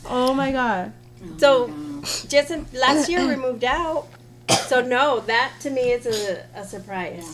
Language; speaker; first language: English; early bilingual, other home language; Spanish